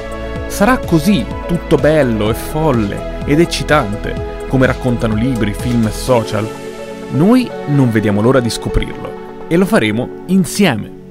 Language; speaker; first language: Italian; native; Italian